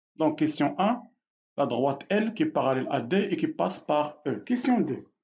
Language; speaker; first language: French; non-native, local second language; Arabic